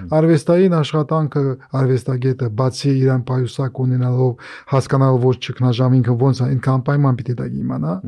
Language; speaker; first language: Armenian; native; Armenian